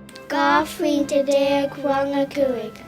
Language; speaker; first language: Irish; non-native, local second language; English